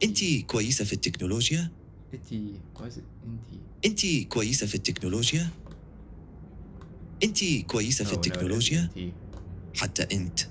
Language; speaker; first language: Arabic; non-native, learner; English